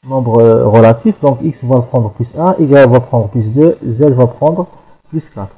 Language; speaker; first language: French; non-native, local second language; Arabic